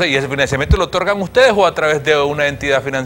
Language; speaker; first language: Spanish; native; Spanish